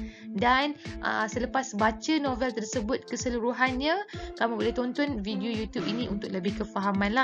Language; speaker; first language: Malay; native; Malay